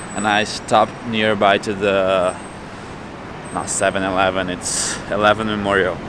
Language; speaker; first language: English; non-native, learner; Portuguese